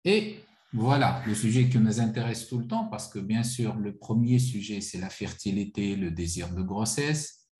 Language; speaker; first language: French; non-native, local second language; Arabic